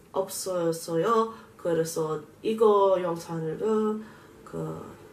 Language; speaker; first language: Korean; non-native, learner; English